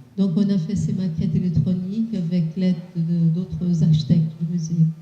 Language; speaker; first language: French; non-native, fluent; Portuguese